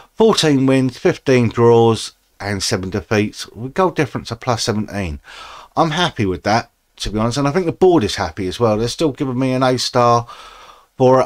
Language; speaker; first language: English; native; English